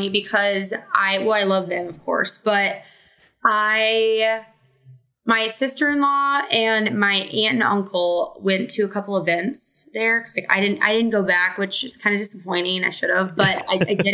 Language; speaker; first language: English; native; English